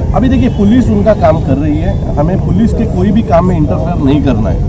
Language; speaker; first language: Hindi; non-native, local second language; Marathi